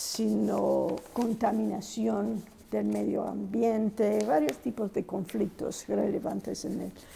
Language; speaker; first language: Spanish; non-native, fluent; English